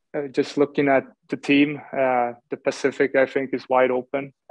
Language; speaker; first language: English; non-native, fluent; Swedish